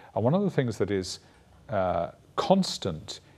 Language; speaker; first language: English; native; English